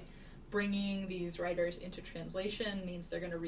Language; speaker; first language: English; native; English